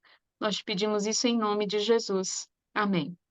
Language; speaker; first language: Portuguese; native; Portuguese